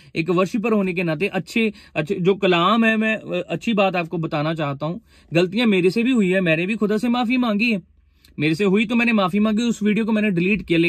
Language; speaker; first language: Hindi; non-native, local second language; Punjabi